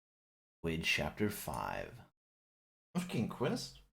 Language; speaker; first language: English; non-native, fluent; Chinese